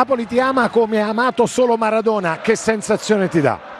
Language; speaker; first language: Italian; native; Italian